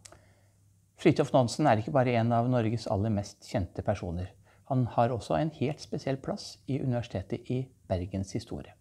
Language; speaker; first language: Norwegian; native; Norwegian